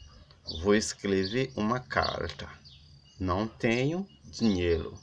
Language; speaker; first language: Portuguese; non-native, learner; Haitian Creole